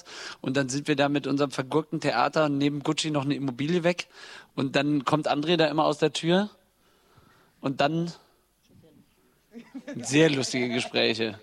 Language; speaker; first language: German; native; German